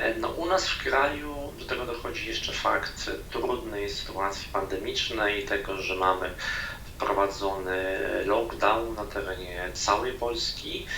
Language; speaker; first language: Polish; native; Polish